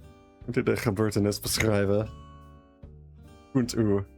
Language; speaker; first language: Dutch; non-native, learner; English